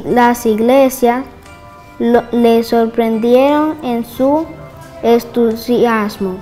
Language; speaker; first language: Spanish; native; Spanish